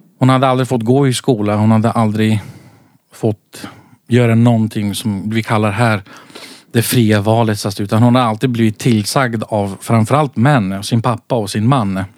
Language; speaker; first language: Swedish; early bilingual, other home language; Central Kurdish